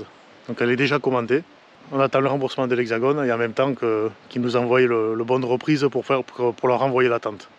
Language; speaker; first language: French; native; French